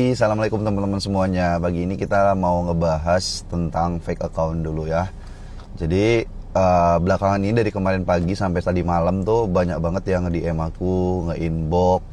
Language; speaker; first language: Indonesian; native; Indonesian